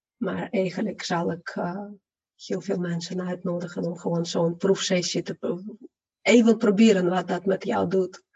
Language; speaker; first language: Dutch; non-native, fluent; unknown